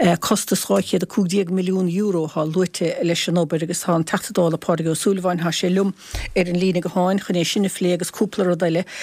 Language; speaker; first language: Irish; native; Irish